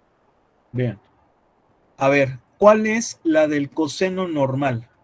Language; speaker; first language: Spanish; native; Spanish